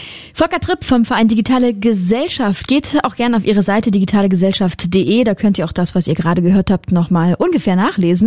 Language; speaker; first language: German; native; German